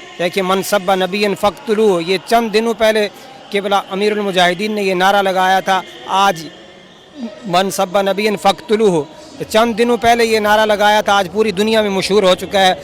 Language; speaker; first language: Urdu; non-native, local second language; Pahari-Potwari